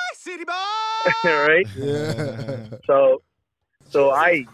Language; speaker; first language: English; native; English